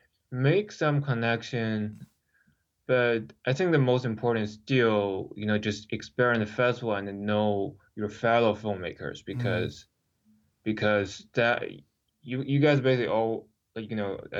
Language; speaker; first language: English; non-native, fluent; Chinese